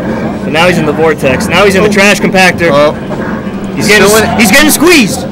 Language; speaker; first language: English; native; English